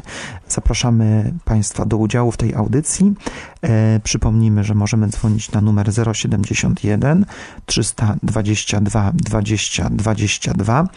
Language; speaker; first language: Polish; native; Polish